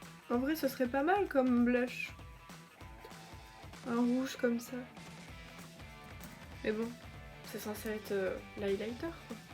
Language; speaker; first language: French; native; French